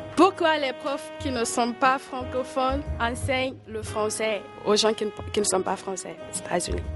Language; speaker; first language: French; non-native, learner; English